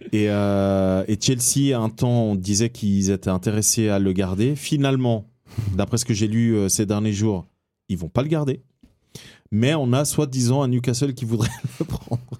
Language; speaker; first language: French; early bilingual, other home language; Portuguese